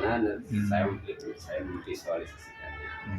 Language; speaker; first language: Indonesian; non-native, local second language; Sundanese